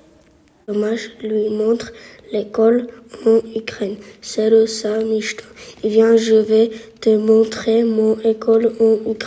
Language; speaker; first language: French; non-native, learner; Romany